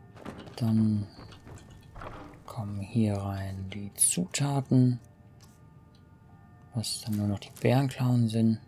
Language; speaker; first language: German; native; German